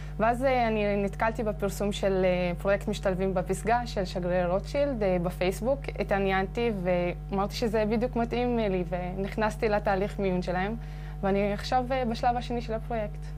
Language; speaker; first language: Hebrew; non-native, local second language; Arabic